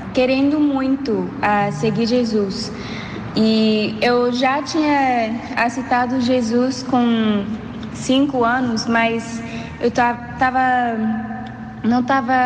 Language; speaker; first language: Portuguese; non-native, learner; English